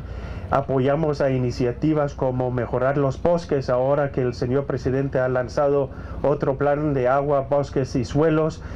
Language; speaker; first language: Spanish; non-native, fluent; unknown